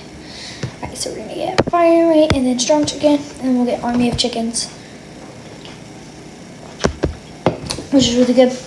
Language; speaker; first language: English; native; English